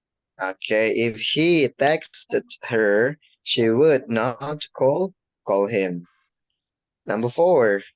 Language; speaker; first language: English; non-native, fluent; Indonesian